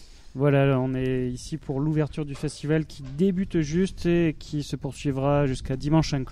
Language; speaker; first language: French; native; French